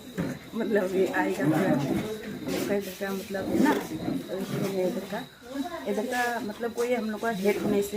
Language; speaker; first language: Hindi; non-native, local second language; Garo